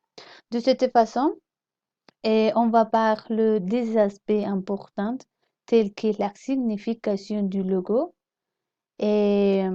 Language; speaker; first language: French; non-native, learner; Spanish